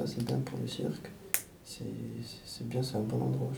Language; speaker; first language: French; native; French